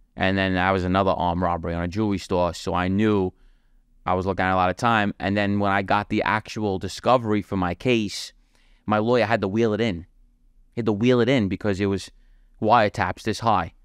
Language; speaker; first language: English; native; English